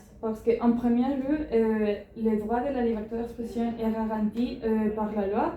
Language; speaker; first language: French; non-native, learner; Spanish